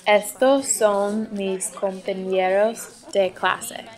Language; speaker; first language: Spanish; non-native, learner; English